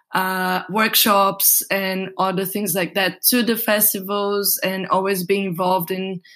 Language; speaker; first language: English; non-native, fluent; Portuguese